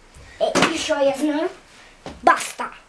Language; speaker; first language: Russian; early bilingual, heritage; Russian